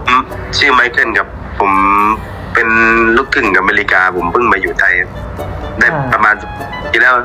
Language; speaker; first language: Thai; early bilingual, heritage; Thai